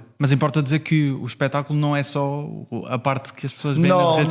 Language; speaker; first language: Portuguese; native; Portuguese